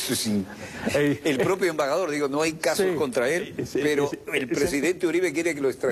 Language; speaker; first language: Spanish; native; Spanish